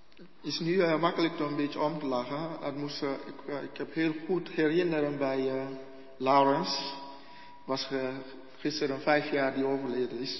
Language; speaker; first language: Dutch; non-native, learner; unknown